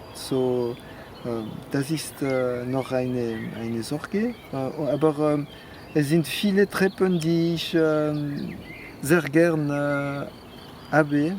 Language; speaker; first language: German; non-native, fluent; French